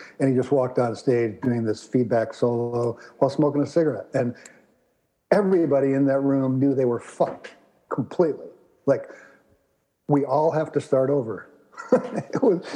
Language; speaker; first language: English; native; English